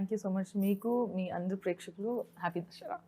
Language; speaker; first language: Telugu; non-native, local second language; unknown